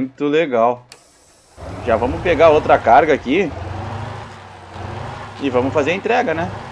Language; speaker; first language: Portuguese; native; Portuguese